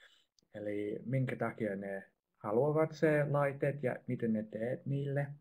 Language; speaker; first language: Finnish; non-native, fluent; English